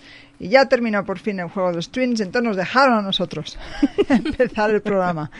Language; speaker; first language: Spanish; native; Spanish